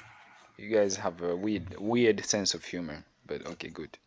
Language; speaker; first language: English; non-native, learner; Swahili